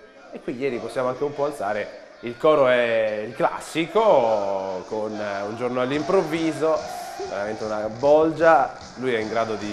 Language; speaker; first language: Italian; native; Italian